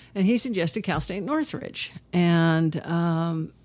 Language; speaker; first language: English; native; English